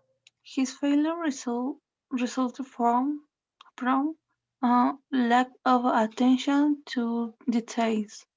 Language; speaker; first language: English; non-native, learner; Spanish